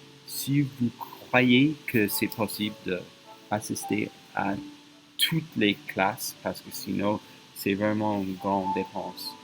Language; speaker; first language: French; non-native, fluent; English